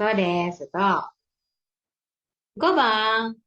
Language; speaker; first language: Japanese; non-native, fluent; Indonesian